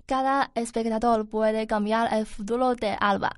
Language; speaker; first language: Spanish; non-native, learner; Chinese